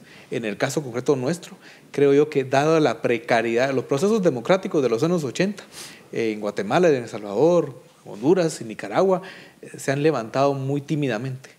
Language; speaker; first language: Spanish; native; Spanish